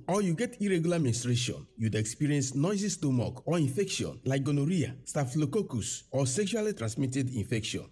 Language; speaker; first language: Nigerian Pidgin; non-native, local second language; Yoruba